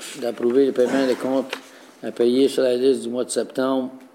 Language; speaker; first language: French; native; French